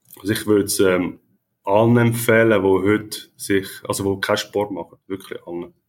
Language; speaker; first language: German; early bilingual, other home language; Italian